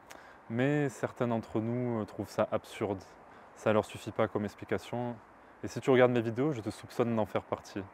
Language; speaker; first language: French; native; French